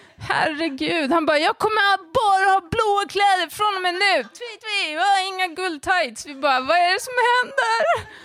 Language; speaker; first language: Swedish; native; Swedish